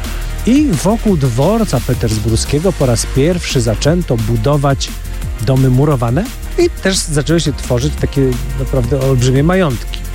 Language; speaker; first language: Polish; native; Polish